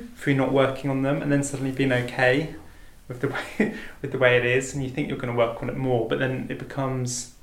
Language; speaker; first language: English; native; English